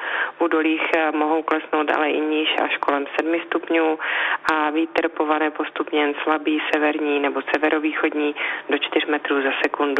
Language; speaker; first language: Czech; native; Czech